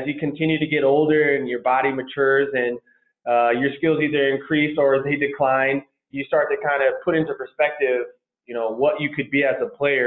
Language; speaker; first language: English; native; English